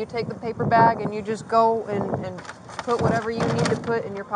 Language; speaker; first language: English; native; English